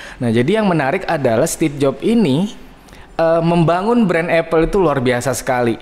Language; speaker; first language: Indonesian; native; Indonesian